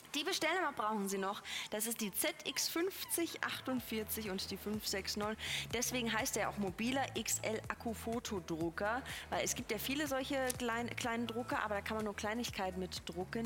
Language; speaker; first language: German; native; German